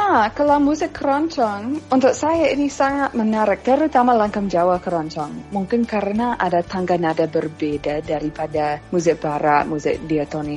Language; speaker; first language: Indonesian; non-native, fluent; English